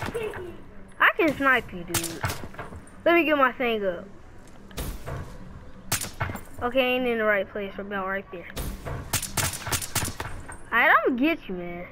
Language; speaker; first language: English; native; English